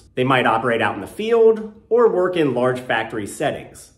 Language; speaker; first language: English; native; English